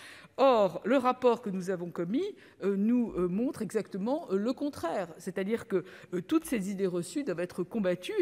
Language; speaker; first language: French; native; French